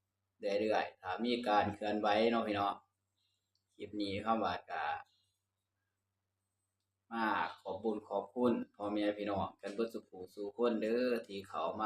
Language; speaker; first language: Thai; non-native, local second language; Lao